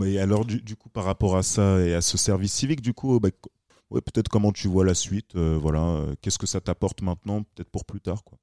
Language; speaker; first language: French; native; French